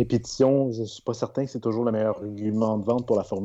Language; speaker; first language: French; native; French